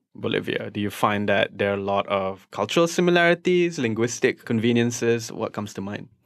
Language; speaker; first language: English; non-native, local second language; Malay